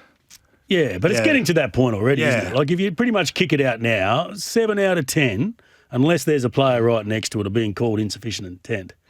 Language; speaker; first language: English; native; English